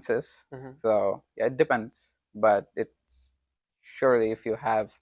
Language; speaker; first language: English; non-native, local second language; Bangla